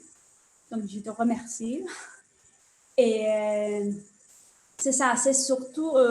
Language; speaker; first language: French; non-native, learner; Spanish